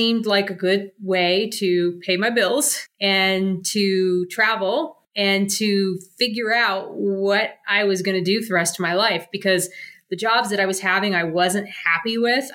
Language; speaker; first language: English; native; English